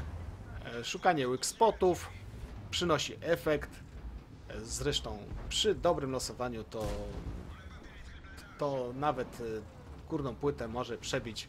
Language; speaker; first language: Polish; native; Polish